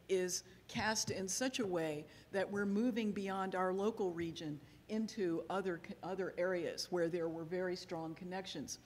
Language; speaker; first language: English; native; English